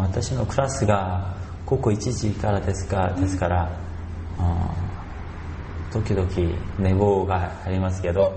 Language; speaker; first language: Japanese; non-native, learner; Korean